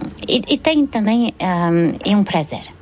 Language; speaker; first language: Portuguese; non-native, fluent; French